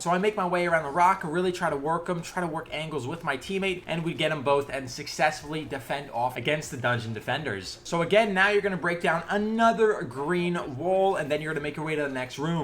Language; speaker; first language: English; native; English